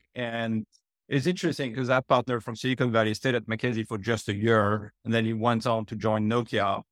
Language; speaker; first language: English; non-native, fluent; French